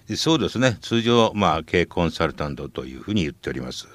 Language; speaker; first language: Japanese; native; Japanese